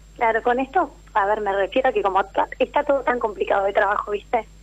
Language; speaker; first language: Spanish; native; Spanish